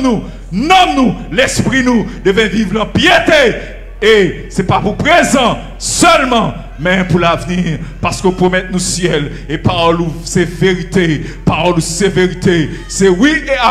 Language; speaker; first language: French; non-native, local second language; Haitian Creole